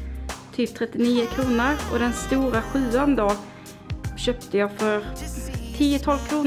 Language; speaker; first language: Swedish; native; Swedish